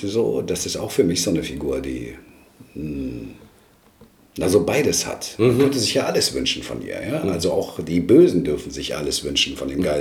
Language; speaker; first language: German; native; German